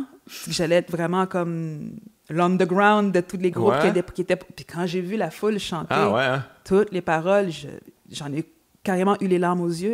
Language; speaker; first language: French; native; French